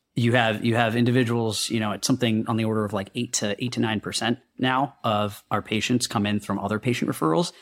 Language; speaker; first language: English; non-native, local second language; Hindi